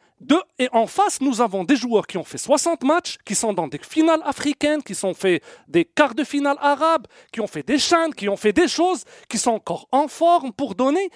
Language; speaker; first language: French; non-native, local second language; Arabic